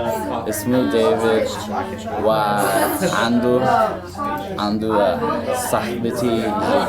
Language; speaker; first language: Arabic; non-native, learner; English